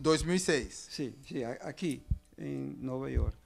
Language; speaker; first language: Portuguese; non-native, learner; English